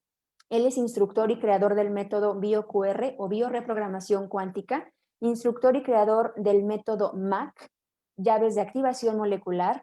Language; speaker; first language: Spanish; native; Spanish